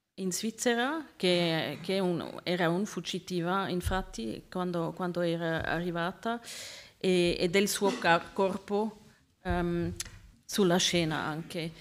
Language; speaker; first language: Italian; non-native, learner; Swiss German